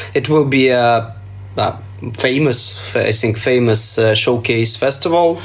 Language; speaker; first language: English; non-native, learner; Ukrainian